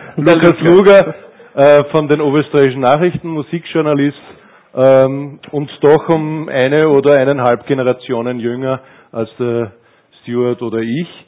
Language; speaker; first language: German; native; German